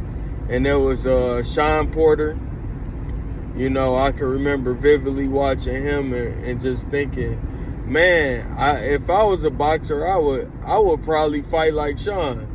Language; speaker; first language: English; native; English